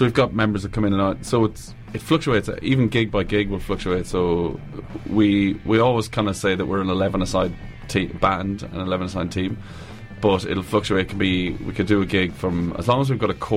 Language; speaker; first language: English; native; English